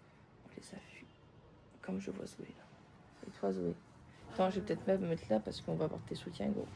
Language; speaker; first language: French; native; French